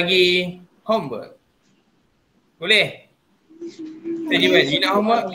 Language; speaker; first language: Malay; non-native, local second language; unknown